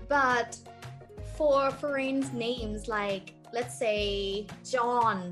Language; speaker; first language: English; non-native, fluent; Thai